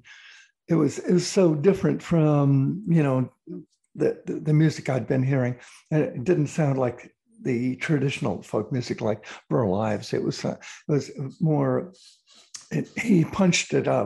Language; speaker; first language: English; native; English